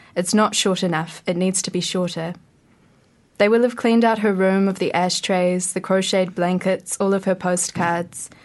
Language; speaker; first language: English; native; English